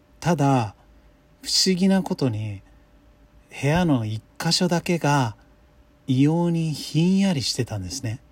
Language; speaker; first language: Japanese; non-native, fluent; English